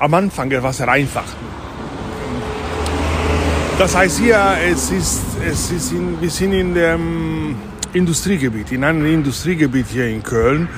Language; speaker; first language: German; non-native, fluent; Italian